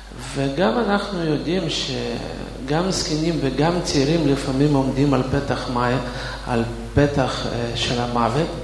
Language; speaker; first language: Hebrew; non-native, fluent; Russian